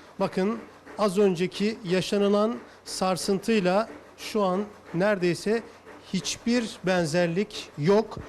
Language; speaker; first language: Turkish; native; Turkish